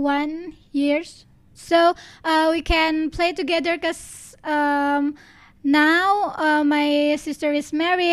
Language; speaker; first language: English; non-native, learner; Indonesian